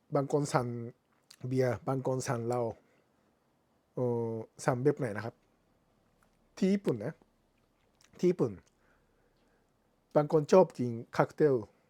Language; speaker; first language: Thai; non-native, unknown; Japanese